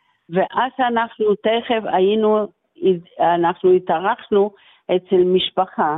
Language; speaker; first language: Hebrew; non-native, fluent; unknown